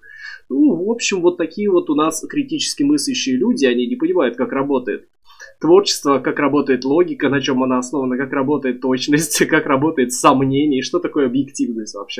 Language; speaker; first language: Russian; native; Russian